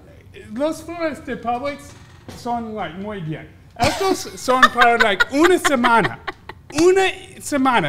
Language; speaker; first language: Spanish; non-native, learner; English